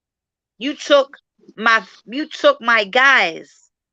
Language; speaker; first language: English; native; English